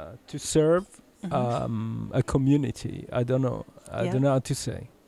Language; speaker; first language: English; early bilingual, heritage; Italian